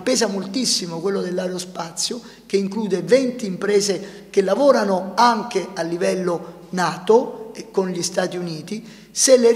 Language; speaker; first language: Italian; native; Italian